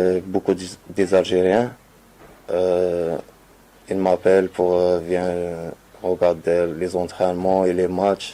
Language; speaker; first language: French; non-native, learner; Arabic